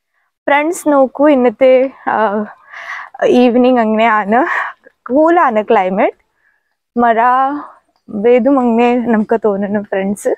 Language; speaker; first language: Malayalam; non-native, local second language; Hindi